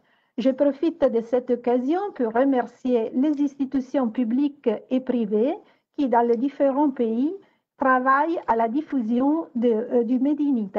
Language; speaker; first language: French; non-native, fluent; Italian